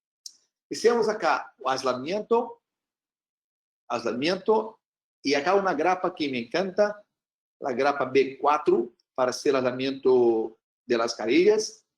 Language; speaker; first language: Spanish; non-native, learner; Portuguese